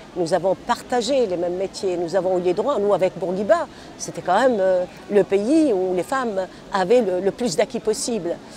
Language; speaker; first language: French; non-native, local second language; Arabic